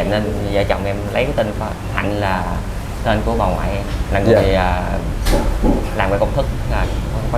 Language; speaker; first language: Vietnamese; native; Vietnamese